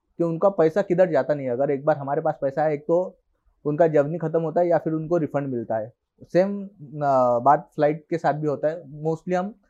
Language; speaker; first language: Hindi; non-native, local second language; Marathi